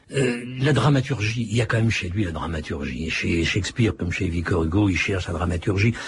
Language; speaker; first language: French; early bilingual, other home language; Italian